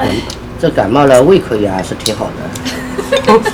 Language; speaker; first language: Chinese; native; Chinese